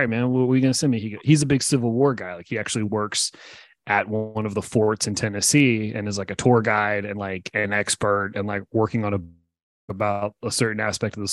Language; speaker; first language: English; native; English